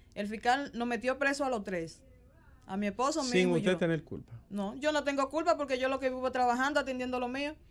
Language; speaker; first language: Spanish; native; Spanish